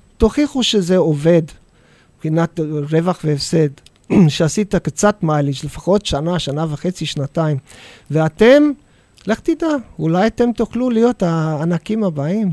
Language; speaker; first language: Hebrew; non-native, fluent; English